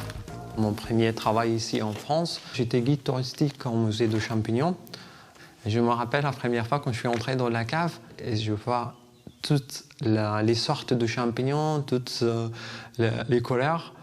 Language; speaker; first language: French; non-native, fluent; Arabic